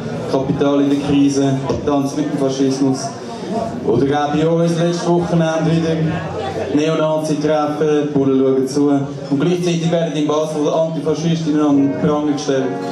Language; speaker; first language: German; native; German